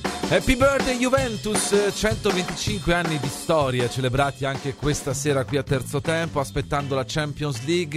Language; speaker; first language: Italian; native; Italian